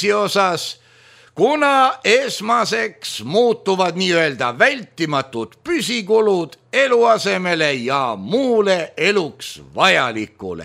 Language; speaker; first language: Estonian; native; Estonian